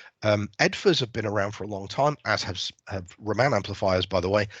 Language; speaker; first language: English; native; English